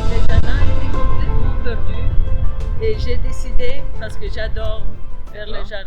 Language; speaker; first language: French; non-native, fluent; Spanish